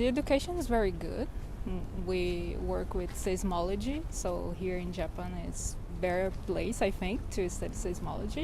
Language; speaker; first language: English; non-native, fluent; Portuguese